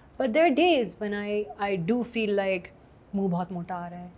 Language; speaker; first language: English; non-native, local second language; Hindi